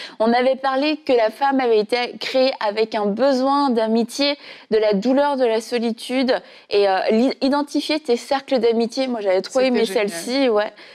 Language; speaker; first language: French; native; French